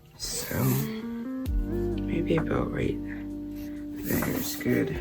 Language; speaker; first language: English; native; English